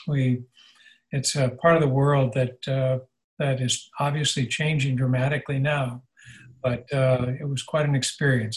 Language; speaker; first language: English; native; English